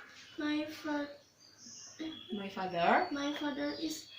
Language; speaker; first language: English; non-native, learner; Indonesian